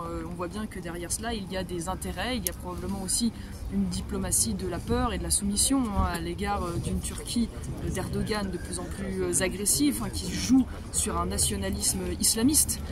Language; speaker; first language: French; native; French